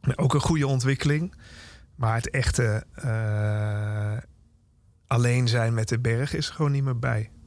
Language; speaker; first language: Dutch; native; Dutch